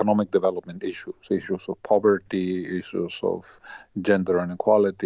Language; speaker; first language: English; non-native, fluent; Spanish